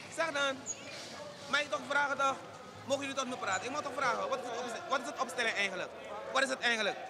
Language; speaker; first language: Dutch; non-native, local second language; Sranan Tongo